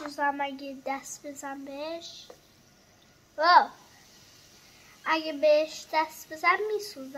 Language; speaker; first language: Persian; early bilingual, heritage; Persian